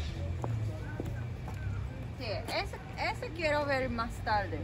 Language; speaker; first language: Spanish; non-native, learner; Japanese